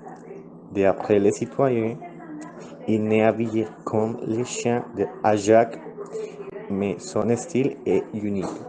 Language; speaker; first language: French; non-native, learner; Spanish